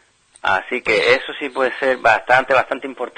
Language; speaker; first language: Spanish; native; Spanish